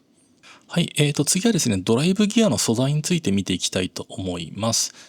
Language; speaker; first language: Japanese; native; Japanese